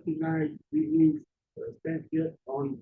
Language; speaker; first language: English; non-native, learner; Vietnamese